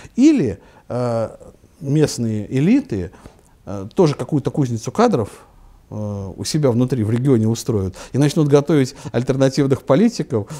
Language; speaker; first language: Russian; native; Russian